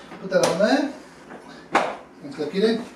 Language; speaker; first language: English; native; English